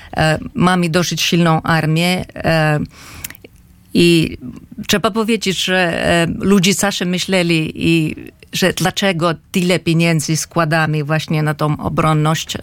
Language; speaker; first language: Polish; non-native, fluent; Finnish